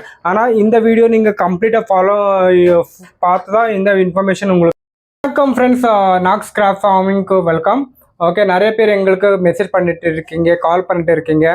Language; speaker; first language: Tamil; non-native, learner; Telugu